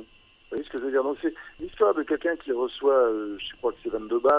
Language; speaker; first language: French; native; French